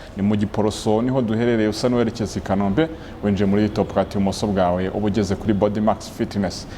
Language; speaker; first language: Kinyarwanda; native; Kinyarwanda